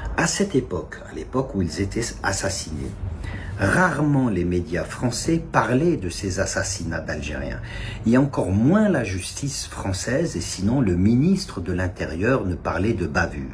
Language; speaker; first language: French; non-native, local second language; Kabyle